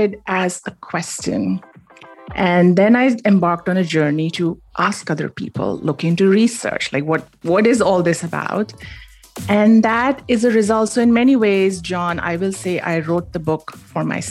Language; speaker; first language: English; non-native, local second language; Hindi